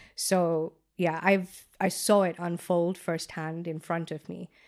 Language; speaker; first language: English; non-native, local second language; Gujarati